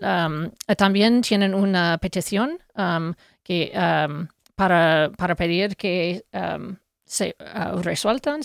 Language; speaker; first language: Spanish; non-native, fluent; English